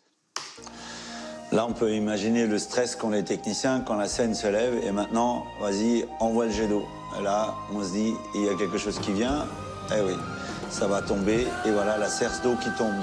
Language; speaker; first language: French; native; French